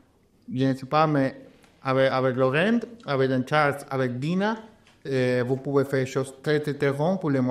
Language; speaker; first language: French; non-native, learner; Spanish